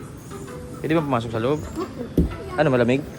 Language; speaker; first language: Filipino; native; Filipino